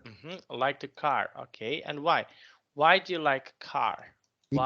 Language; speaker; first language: English; non-native, fluent; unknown